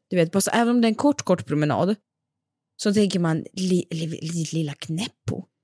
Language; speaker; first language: Swedish; early bilingual, other home language; Russian